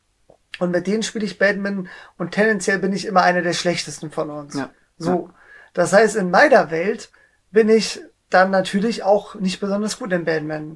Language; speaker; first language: German; native; German